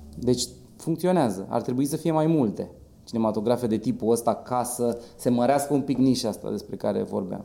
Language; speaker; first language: Romanian; native; Romanian